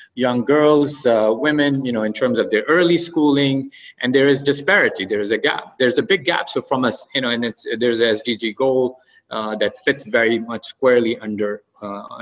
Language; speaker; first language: English; non-native, fluent; Arabic